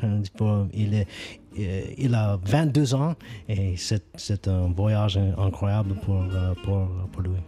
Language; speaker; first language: French; non-native, learner; English